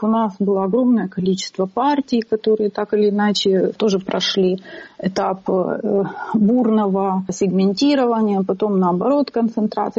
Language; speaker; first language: Russian; native; Russian